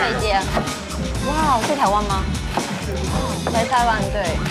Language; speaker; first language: Chinese; non-native, fluent; Russian